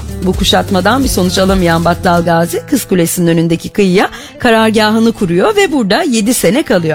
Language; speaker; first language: Turkish; native; Turkish